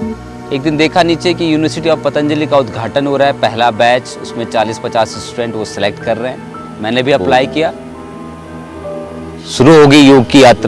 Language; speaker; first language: Hindi; native; Hindi